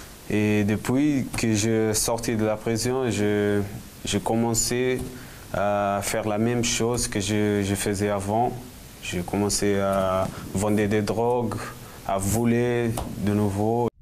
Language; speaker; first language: French; non-native, learner; Portuguese